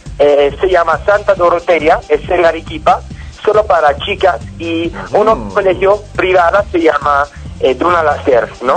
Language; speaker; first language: Spanish; non-native, learner; English